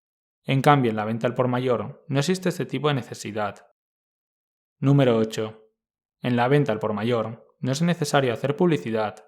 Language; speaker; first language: Spanish; native; Spanish